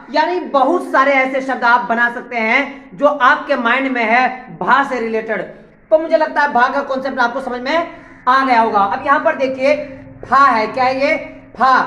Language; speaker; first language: Hindi; native; Hindi